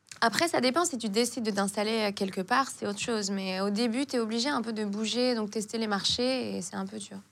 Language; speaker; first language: French; non-native, local second language; Arabic